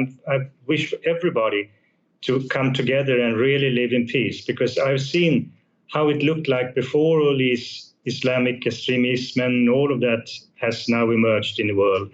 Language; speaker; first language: English; non-native, fluent; Swedish